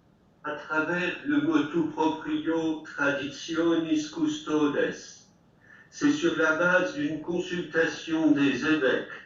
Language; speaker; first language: French; native; French